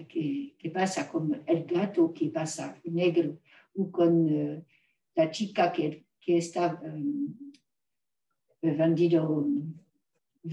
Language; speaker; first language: Spanish; non-native, learner; French